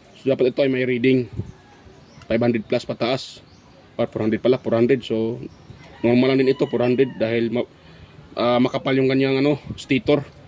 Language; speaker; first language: Filipino; non-native, local second language; Cebuano